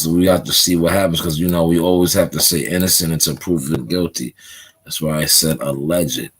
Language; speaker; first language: English; native; English